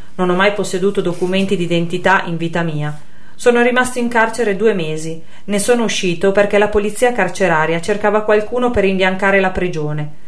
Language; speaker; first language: Italian; native; Italian